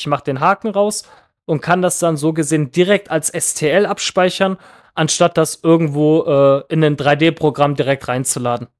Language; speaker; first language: German; native; German